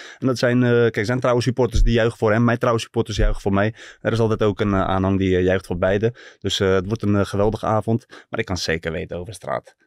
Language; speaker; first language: Dutch; early bilingual, other home language; Turkish